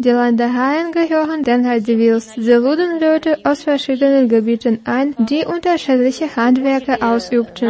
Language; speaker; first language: German; non-native, fluent; Russian